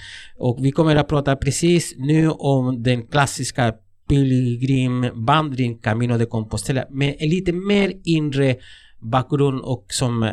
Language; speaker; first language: Swedish; non-native, fluent; Spanish